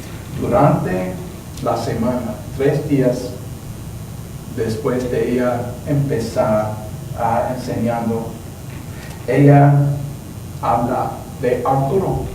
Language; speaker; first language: Spanish; non-native, learner; English